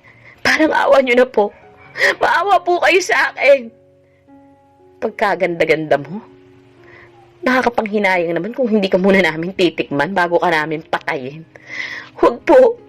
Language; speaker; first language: Filipino; native; Filipino